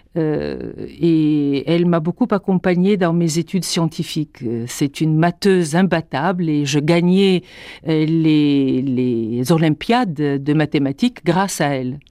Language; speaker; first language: French; non-native, fluent; Bulgarian